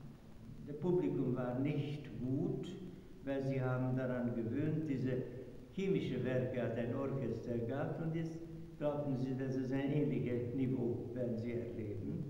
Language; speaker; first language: German; non-native, fluent; Hungarian